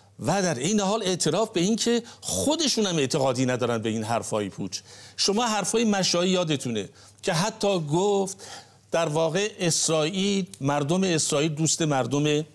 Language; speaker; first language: Persian; native; Persian